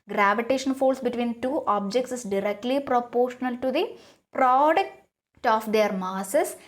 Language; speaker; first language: English; non-native, local second language; Malayalam